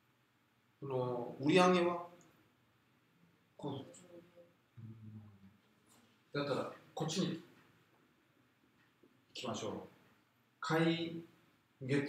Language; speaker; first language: Japanese; non-native, fluent; Korean